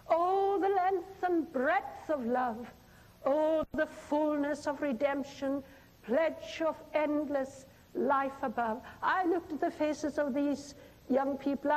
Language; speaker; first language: English; non-native, local second language; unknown